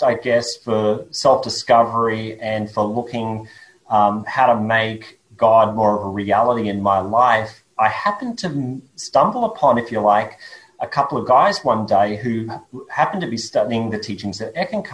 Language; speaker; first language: English; native; English